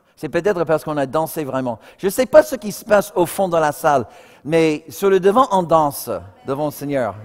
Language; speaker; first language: French; non-native, fluent; English